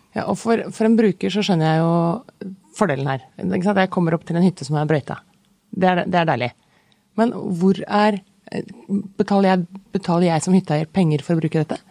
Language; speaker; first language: Norwegian; native; Norwegian